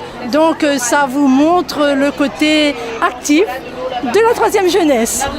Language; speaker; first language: French; native; French